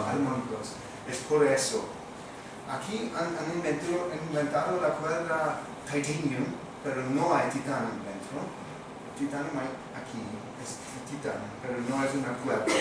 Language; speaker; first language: Spanish; non-native, fluent; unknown